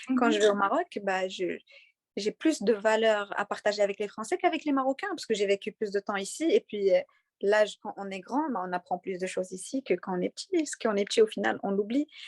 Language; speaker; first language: French; early bilingual, other home language; Arabic